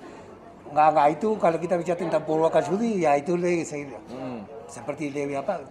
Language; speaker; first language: Indonesian; non-native, fluent; Spanish